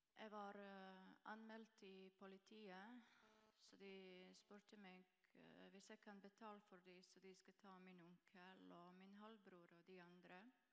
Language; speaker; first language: Norwegian; non-native, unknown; Croatian